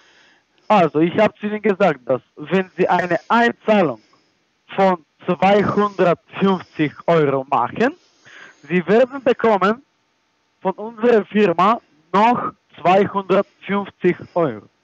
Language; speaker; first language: German; non-native, fluent; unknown